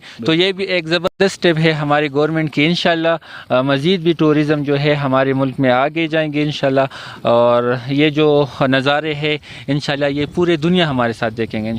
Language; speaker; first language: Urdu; non-native, local second language; Pashto